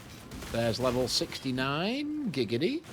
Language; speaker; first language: English; native; English